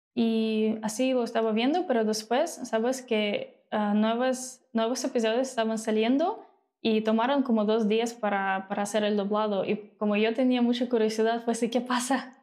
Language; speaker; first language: Spanish; non-native, fluent; Russian